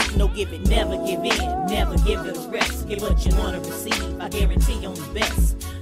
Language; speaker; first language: English; native; English